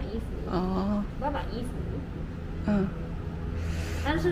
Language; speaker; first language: Chinese; non-native, learner; Thai